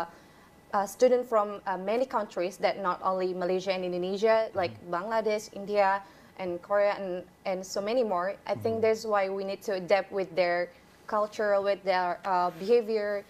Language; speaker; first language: English; non-native, fluent; Indonesian